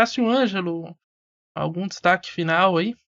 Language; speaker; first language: Portuguese; native; Portuguese